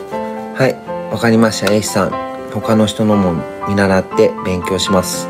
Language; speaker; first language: Japanese; native; Japanese